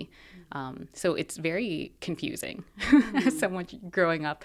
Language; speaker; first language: English; native; English